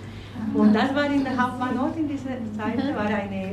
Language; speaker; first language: German; non-native, learner; Spanish